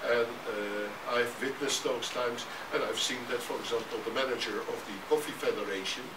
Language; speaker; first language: English; non-native, fluent; Dutch